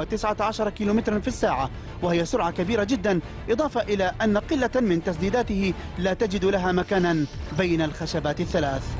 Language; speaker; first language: Arabic; native; Arabic